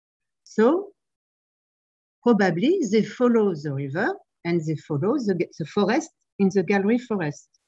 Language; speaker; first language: English; non-native, fluent; French